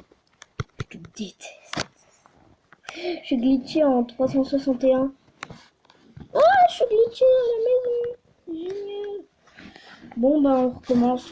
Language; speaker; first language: French; native; French